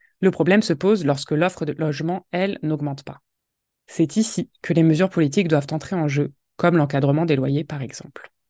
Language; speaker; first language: French; native; French